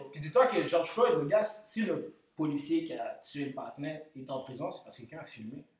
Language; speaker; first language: French; early bilingual, other home language; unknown